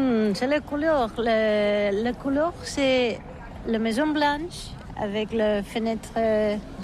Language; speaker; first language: French; non-native, learner; Catalan